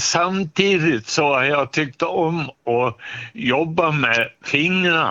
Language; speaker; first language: Swedish; native; Swedish